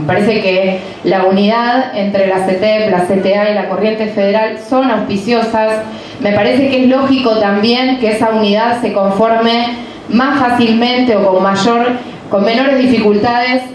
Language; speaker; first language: Spanish; native; Spanish